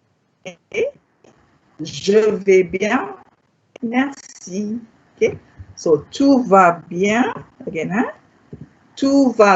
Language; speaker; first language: French; non-native, fluent; Malay